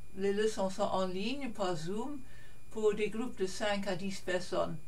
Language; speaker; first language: French; non-native, fluent; English